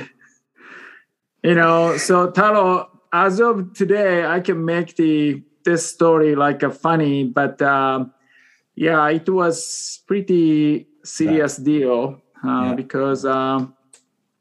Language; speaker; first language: English; non-native, fluent; Japanese